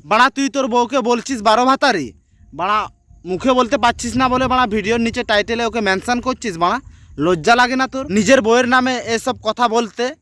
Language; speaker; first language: Bangla; non-native, local second language; Santali